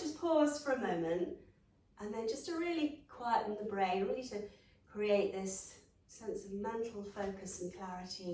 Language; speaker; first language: English; native; English